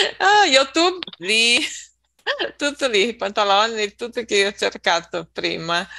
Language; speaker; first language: Italian; non-native, learner; Portuguese